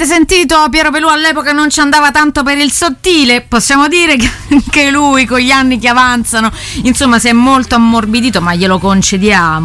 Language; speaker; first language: Italian; native; Italian